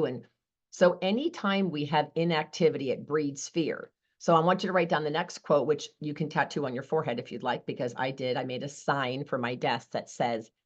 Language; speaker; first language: English; native; English